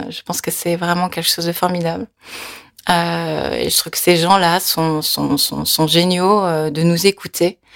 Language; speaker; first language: French; early bilingual, other home language; Korean